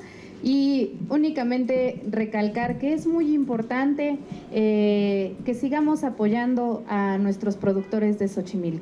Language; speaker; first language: Spanish; native; Spanish